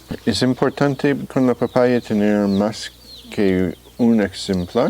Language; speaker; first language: Spanish; non-native, fluent; English